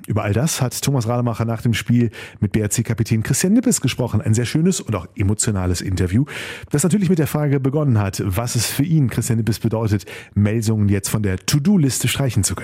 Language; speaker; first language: German; native; German